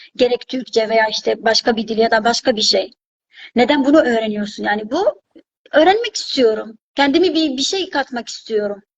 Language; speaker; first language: Turkish; non-native, fluent; Arabic